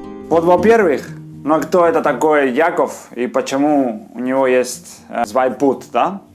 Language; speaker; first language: Russian; non-native, fluent; Spanish